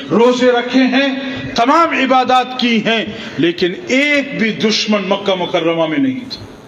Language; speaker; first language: Urdu; non-native, local second language; Pashto